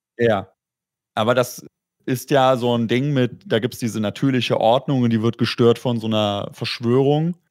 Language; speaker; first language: German; native; German